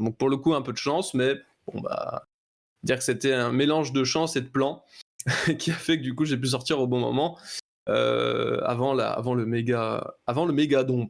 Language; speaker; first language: French; native; French